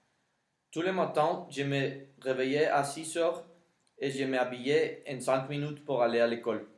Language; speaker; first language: French; non-native, learner; Spanish